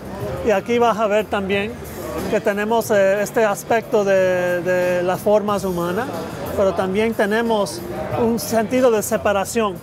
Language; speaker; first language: Spanish; early bilingual, heritage; Spanish